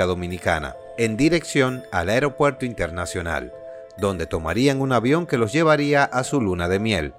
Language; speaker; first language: Spanish; native; Spanish